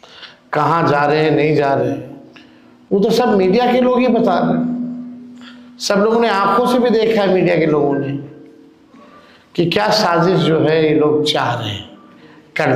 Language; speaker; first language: Hindi; native; Hindi